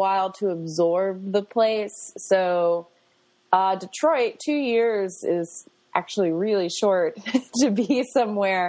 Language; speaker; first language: English; native; English